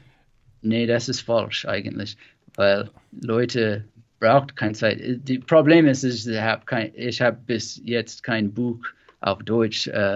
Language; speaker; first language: German; non-native, learner; English